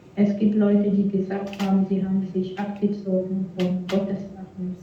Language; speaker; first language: German; non-native, fluent; French